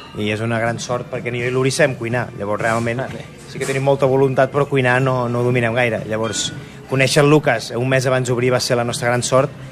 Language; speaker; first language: Catalan; native; Catalan